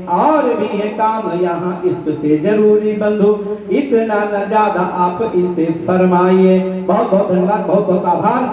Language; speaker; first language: Hindi; native; Hindi